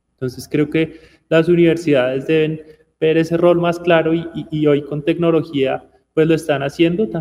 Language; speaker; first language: Spanish; native; Spanish